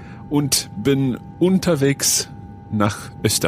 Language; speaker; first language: German; non-native, learner; English